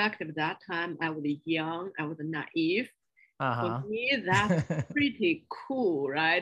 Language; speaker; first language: English; non-native, fluent; Chinese